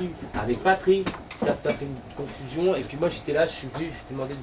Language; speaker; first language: French; native; French